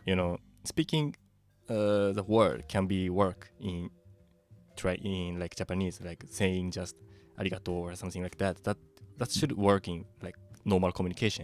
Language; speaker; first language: English; non-native, fluent; Japanese